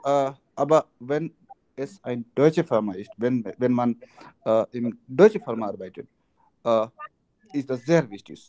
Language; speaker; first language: German; non-native, learner; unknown